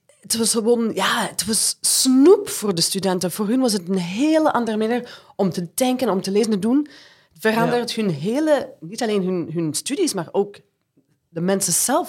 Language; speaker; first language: Dutch; non-native, fluent; English